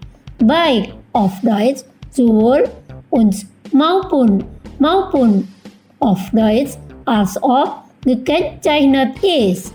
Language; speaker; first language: German; non-native, fluent; Indonesian